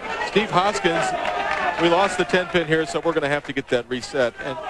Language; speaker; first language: English; native; English